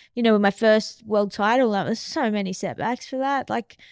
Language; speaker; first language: English; native; English